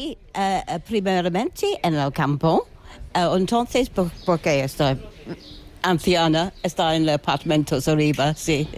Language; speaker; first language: Spanish; non-native, learner; English